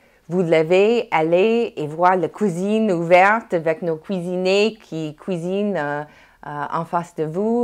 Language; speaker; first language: French; non-native, fluent; English